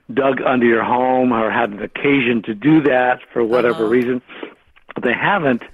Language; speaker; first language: English; native; English